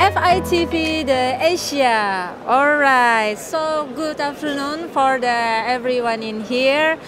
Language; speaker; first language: English; non-native, learner; Indonesian